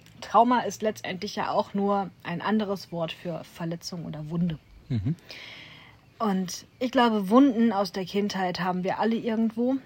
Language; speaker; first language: German; native; German